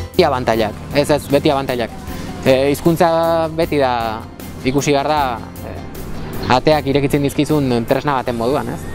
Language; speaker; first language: Basque; native; Basque